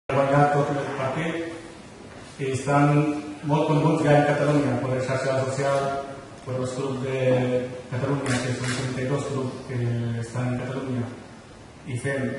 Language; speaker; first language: Catalan; non-native, learner; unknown